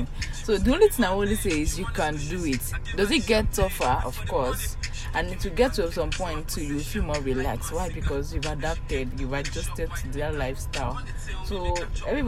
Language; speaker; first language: English; non-native, local second language; Yoruba